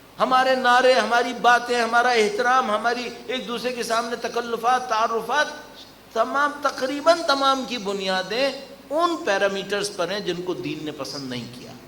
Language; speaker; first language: Urdu; native; Urdu